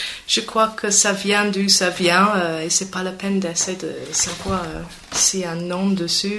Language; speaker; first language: French; non-native, fluent; English